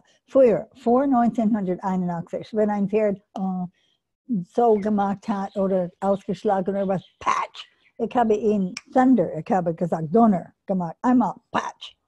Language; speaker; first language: German; non-native, learner; English